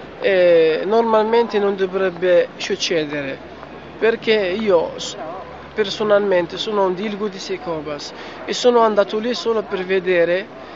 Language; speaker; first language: Italian; non-native, fluent; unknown